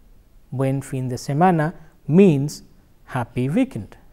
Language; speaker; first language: Spanish; non-native, fluent; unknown